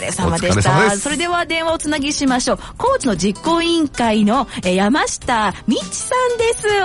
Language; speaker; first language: Japanese; native; Japanese